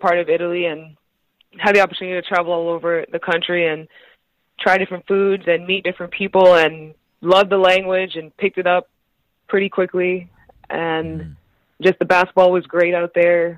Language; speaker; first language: English; native; English